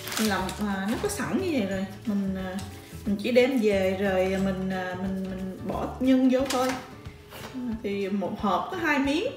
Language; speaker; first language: Vietnamese; early bilingual, heritage; Vietnamese